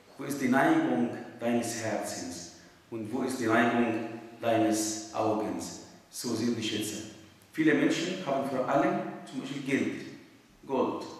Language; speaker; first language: German; non-native, fluent; Arabic